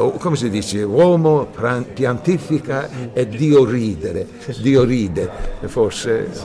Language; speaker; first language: Italian; early bilingual, heritage; English